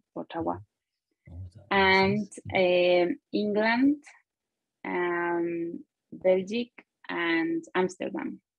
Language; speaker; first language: English; non-native, learner; Spanish